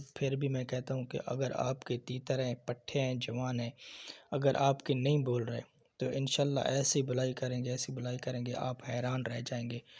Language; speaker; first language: Urdu; non-native, local second language; Punjabi